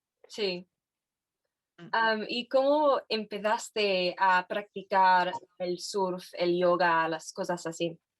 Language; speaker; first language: Spanish; non-native, fluent; English